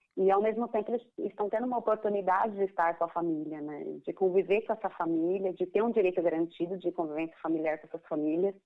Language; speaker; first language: Portuguese; native; Portuguese